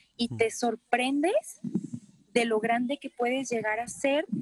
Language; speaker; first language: Spanish; native; Spanish